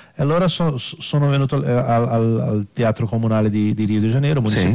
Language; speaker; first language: Italian; non-native, fluent; Portuguese